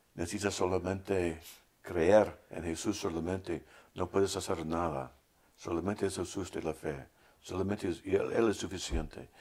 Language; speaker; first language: Spanish; non-native, learner; English